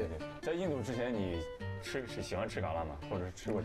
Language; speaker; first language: Chinese; native; Chinese